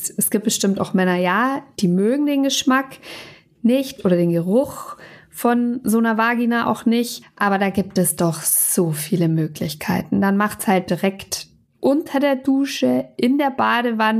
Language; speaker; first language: German; native; German